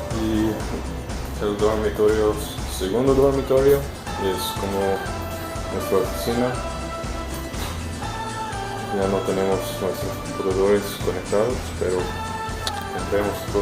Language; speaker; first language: Spanish; non-native, learner; English